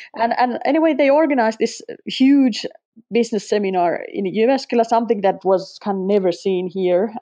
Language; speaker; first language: English; non-native, fluent; Finnish